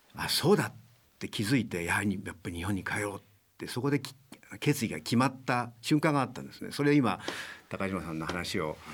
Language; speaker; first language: Japanese; native; Japanese